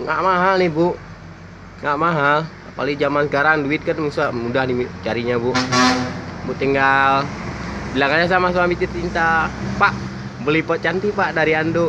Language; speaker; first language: Indonesian; native; Indonesian